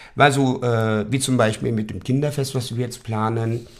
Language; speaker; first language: German; native; German